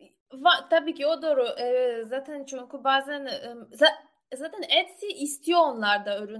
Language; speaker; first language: Turkish; non-native, learner; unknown